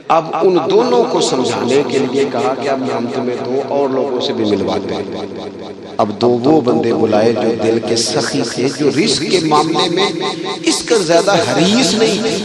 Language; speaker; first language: Urdu; non-native, local second language; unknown